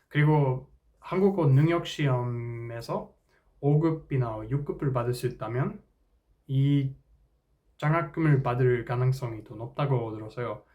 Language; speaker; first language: Korean; non-native, fluent; English